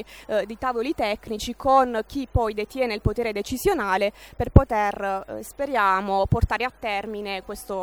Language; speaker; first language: Italian; native; Italian